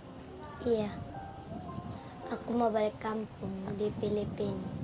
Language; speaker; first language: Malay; early bilingual, other home language; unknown